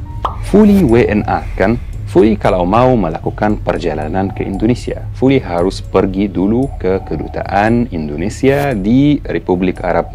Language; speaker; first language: Indonesian; non-native, fluent; Arabic